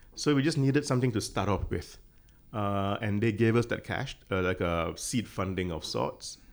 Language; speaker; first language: English; non-native, local second language; Tamil